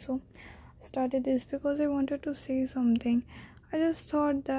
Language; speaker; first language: English; non-native, local second language; Hindi